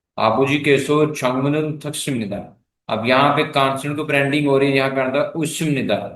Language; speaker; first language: Urdu; native; Urdu